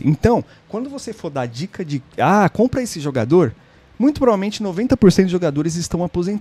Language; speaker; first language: Portuguese; native; Portuguese